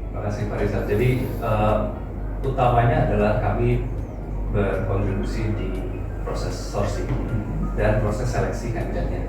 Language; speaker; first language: Indonesian; native; Indonesian